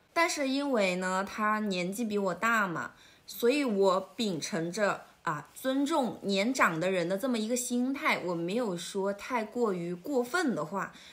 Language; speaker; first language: Chinese; native; Chinese